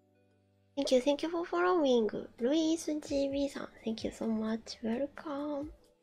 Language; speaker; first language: English; non-native, learner; Japanese